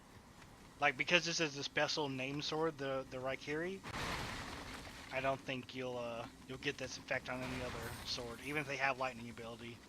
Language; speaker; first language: English; native; English